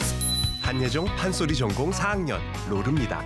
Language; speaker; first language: Korean; native; Korean